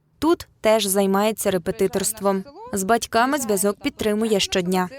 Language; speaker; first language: Ukrainian; native; Ukrainian